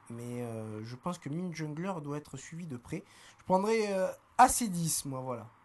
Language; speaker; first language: French; native; French